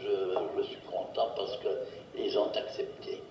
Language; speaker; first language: French; non-native, fluent; Portuguese